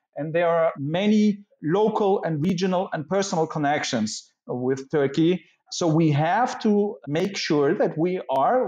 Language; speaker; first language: English; non-native, fluent; German